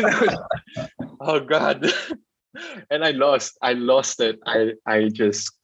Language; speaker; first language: English; non-native, local second language; Filipino